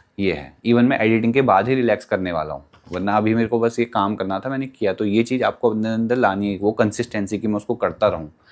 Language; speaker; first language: Hindi; native; Hindi